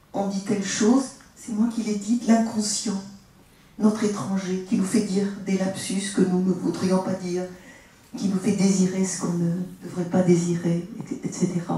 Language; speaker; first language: French; early bilingual, other home language; Spanish